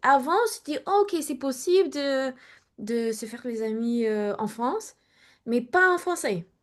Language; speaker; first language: French; non-native, learner; English